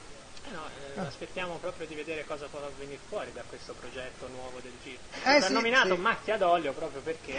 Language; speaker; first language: Italian; native; Italian